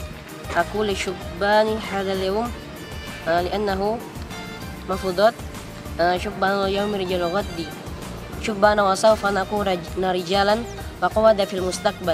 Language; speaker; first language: Arabic; non-native, learner; Indonesian